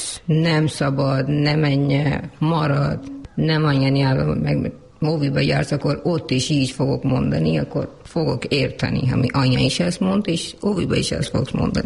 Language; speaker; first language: Hungarian; non-native, learner; Urdu